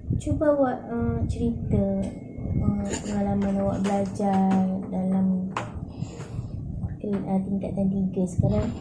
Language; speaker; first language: Malay; native; Malay